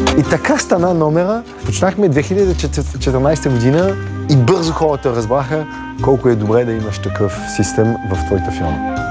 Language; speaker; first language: Bulgarian; early bilingual, heritage; Bulgarian